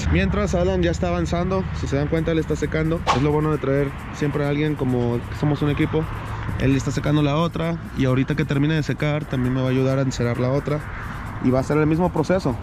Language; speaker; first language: Spanish; native; Spanish